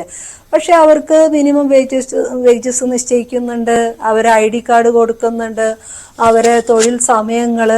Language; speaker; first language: Malayalam; native; Malayalam